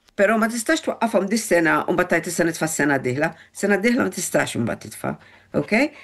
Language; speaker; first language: Maltese; early bilingual, heritage; Maltese